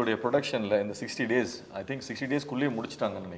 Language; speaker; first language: Tamil; native; Tamil